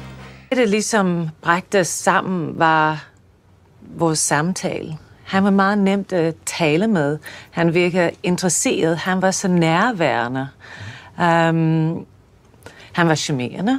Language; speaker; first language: Danish; non-native, fluent; English